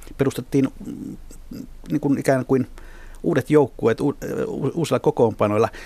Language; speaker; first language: Finnish; native; Finnish